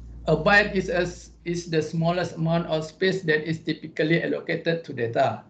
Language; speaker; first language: English; non-native, local second language; Malay